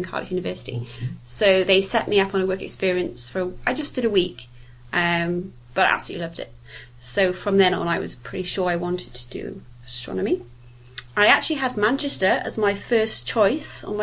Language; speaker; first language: English; native; English